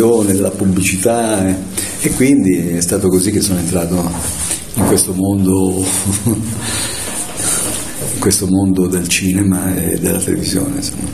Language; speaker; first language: Italian; native; Italian